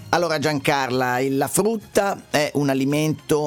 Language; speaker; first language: Italian; native; Italian